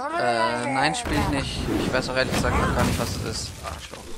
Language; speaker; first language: German; native; German